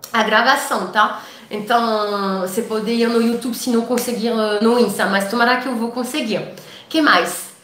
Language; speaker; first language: Portuguese; non-native, fluent; French